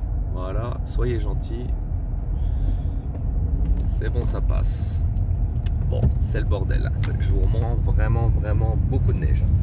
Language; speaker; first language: French; native; French